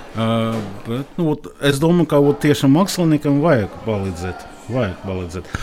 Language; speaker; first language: Latvian; non-native, local second language; Russian